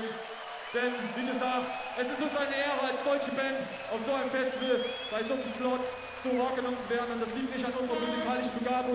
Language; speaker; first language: German; native; German